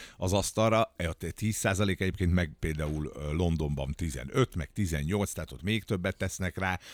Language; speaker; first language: Hungarian; native; Hungarian